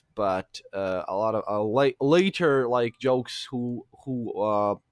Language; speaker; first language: English; non-native, fluent; Russian